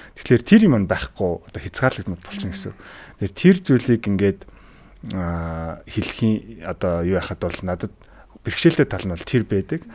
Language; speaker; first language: Mongolian; native; Mongolian